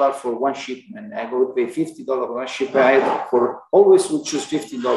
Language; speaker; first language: English; non-native, learner; Italian